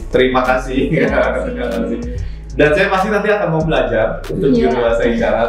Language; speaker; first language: Indonesian; native; Indonesian